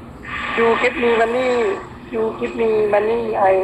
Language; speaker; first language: English; non-native, learner; Thai